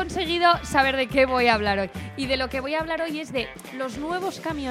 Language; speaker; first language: Spanish; native; Spanish